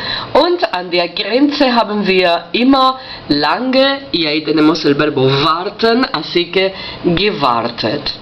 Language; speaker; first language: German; non-native, fluent; Spanish